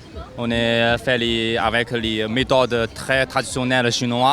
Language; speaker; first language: French; non-native, learner; Chinese